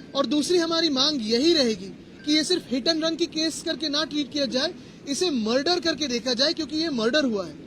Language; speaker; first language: Hindi; non-native, local second language; Marathi